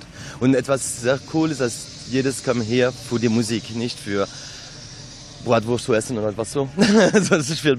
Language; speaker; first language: German; non-native, learner; French